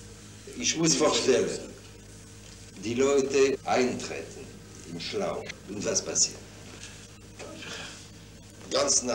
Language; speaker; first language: German; non-native, fluent; French